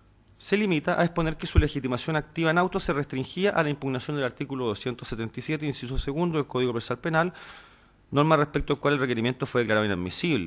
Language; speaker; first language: Spanish; native; Spanish